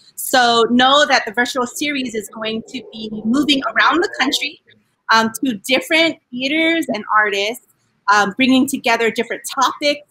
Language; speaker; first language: English; native; English